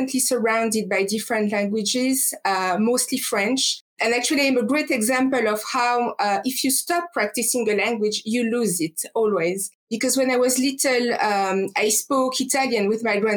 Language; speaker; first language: English; non-native, fluent; French